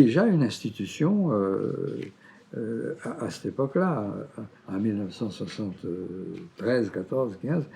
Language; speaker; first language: French; non-native, fluent; Portuguese